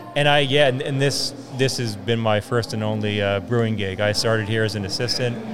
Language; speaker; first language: English; native; English